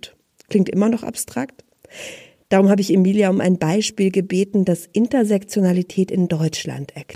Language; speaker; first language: German; native; German